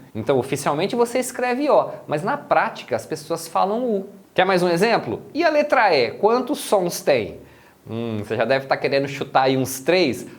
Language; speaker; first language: Portuguese; native; Portuguese